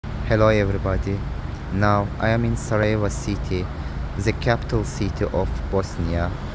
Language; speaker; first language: English; non-native, learner; Azerbaijani